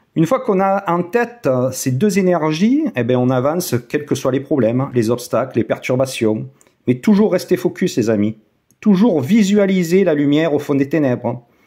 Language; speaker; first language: French; native; French